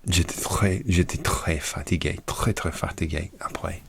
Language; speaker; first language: French; non-native, learner; English